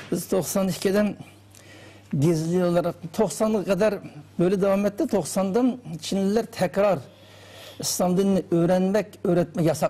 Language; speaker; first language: Turkish; non-native, learner; Uyghur